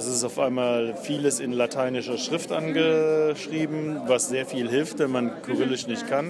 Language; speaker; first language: German; native; German